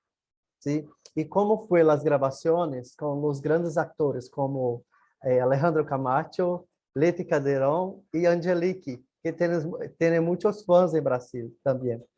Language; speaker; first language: Spanish; non-native, learner; Portuguese